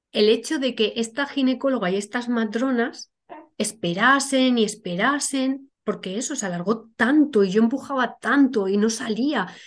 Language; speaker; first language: Spanish; native; Spanish